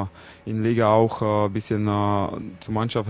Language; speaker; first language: German; non-native, fluent; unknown